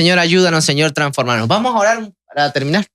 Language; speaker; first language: Spanish; native; Spanish